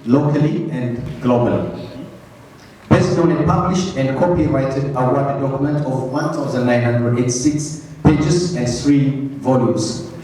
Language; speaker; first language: English; non-native, local second language; Amharic